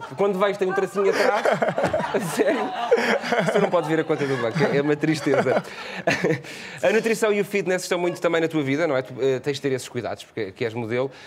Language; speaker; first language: Portuguese; native; Portuguese